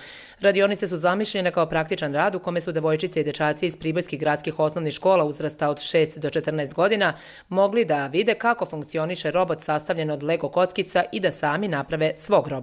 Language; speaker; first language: Bosnian; native; Bosnian